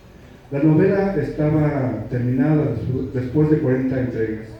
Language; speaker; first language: Spanish; native; Spanish